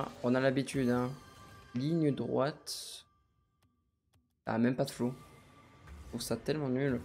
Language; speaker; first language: French; native; French